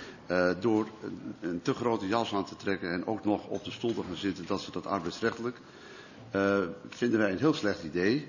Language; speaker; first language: Dutch; native; Dutch